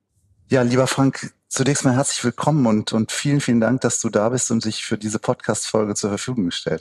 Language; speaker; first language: German; native; German